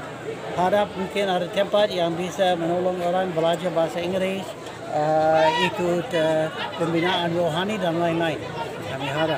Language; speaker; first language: Indonesian; non-native, fluent; English